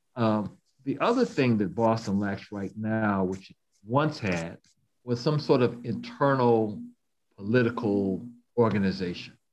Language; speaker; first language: English; native; English